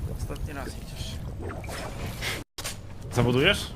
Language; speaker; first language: Polish; native; Polish